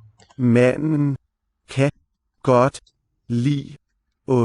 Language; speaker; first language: Danish; non-native, learner; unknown